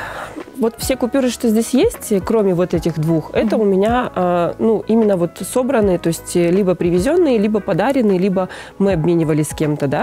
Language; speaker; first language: Russian; native; Russian